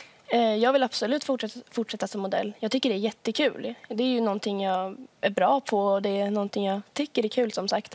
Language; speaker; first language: Swedish; native; Swedish